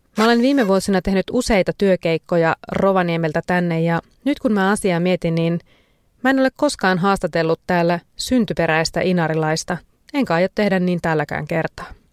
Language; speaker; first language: Finnish; native; Finnish